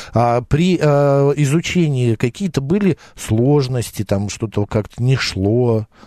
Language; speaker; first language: Russian; native; Russian